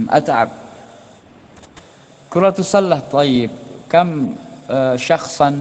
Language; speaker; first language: Arabic; non-native, fluent; Indonesian